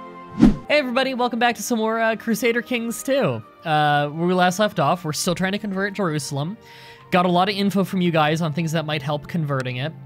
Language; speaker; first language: English; native; English